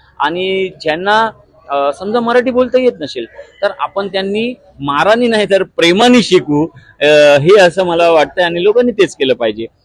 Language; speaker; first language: Marathi; non-native, local second language; Gujarati